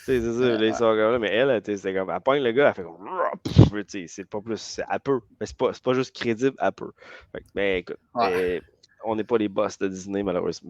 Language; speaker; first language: French; native; French